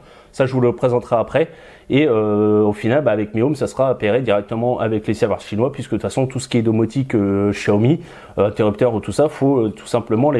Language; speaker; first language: French; native; French